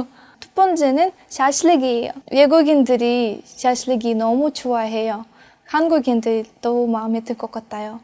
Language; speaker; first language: Korean; non-native, fluent; Russian